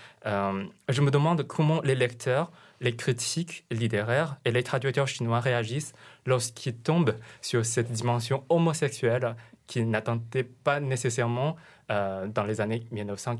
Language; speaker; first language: French; non-native, fluent; Chinese